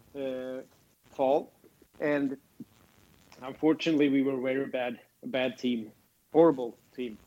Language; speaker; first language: English; non-native, fluent; Swedish